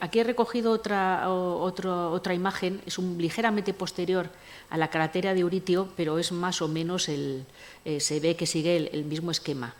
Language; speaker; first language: Spanish; native; Spanish